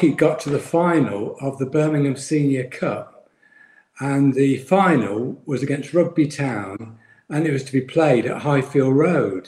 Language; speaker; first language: English; native; English